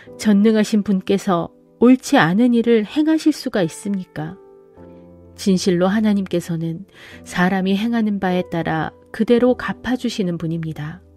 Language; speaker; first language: Korean; native; Korean